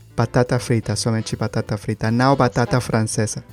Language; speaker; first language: Portuguese; non-native, learner; Spanish